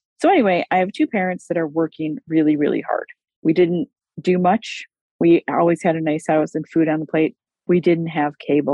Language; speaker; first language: English; native; English